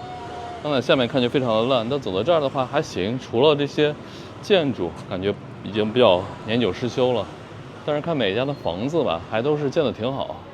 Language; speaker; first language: Chinese; native; Chinese